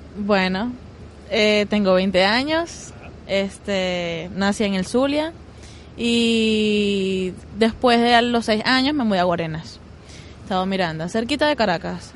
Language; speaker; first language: Spanish; native; Spanish